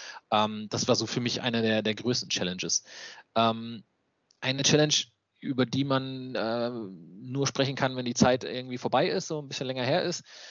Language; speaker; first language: German; native; German